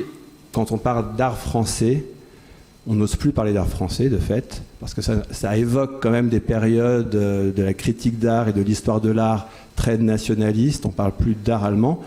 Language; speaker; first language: French; native; French